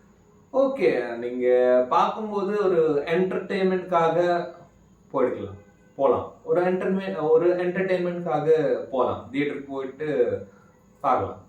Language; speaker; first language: Tamil; non-native, learner; Malayalam